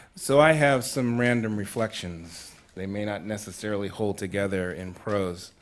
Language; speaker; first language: English; native; English